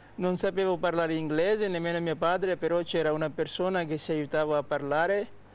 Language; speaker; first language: Italian; non-native, fluent; Wolof